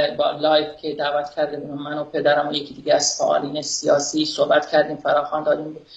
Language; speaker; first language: Persian; non-native, local second language; Kurdish